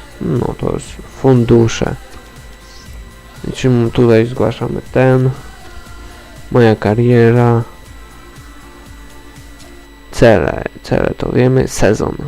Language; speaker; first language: Polish; native; Polish